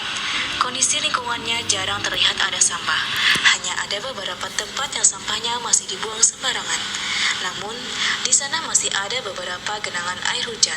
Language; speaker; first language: Indonesian; native; Indonesian